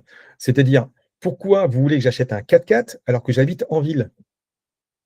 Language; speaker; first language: French; native; French